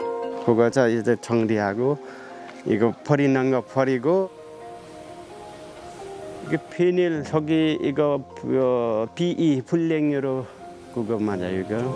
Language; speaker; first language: Korean; non-native, learner; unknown